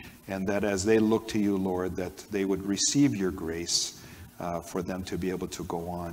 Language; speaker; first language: English; non-native, fluent; Armenian